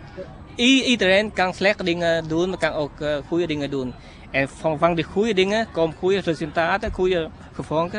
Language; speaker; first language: Dutch; non-native, learner; Vietnamese